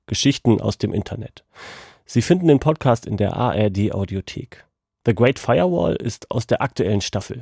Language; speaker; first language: German; native; German